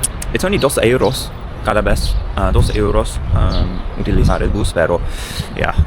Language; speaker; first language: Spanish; non-native, learner; English